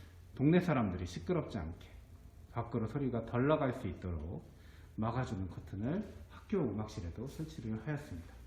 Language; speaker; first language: Korean; native; Korean